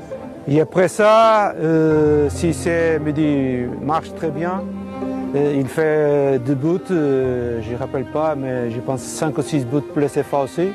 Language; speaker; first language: French; non-native, learner; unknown